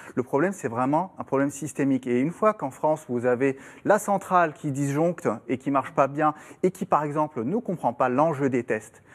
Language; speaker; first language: French; non-native, fluent; German